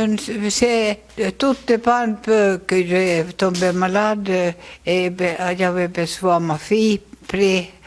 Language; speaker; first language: French; non-native, learner; Finnish